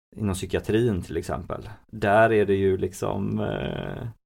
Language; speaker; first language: Swedish; native; Swedish